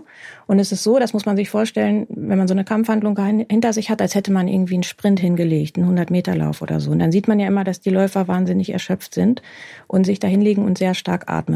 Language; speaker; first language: German; native; German